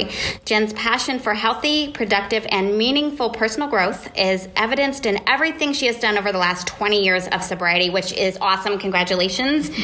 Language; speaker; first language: English; native; English